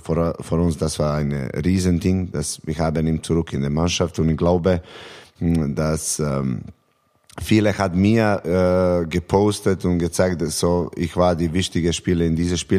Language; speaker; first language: German; non-native, learner; Serbian